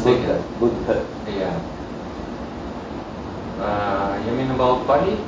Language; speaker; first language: English; non-native, learner; Russian